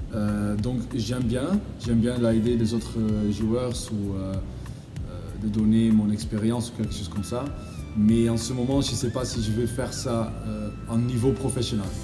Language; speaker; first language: French; non-native, learner; Dutch